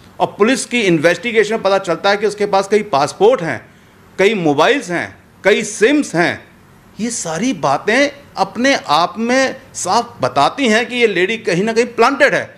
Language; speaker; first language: Hindi; native; Hindi